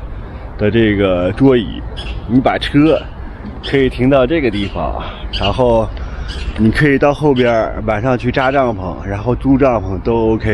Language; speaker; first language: Chinese; native; Chinese